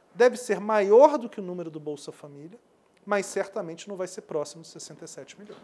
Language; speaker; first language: Portuguese; native; Portuguese